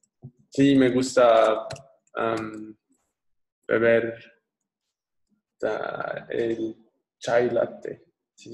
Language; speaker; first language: Spanish; non-native, learner; English